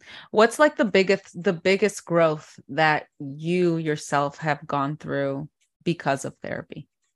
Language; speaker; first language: English; early bilingual, other home language; Spanish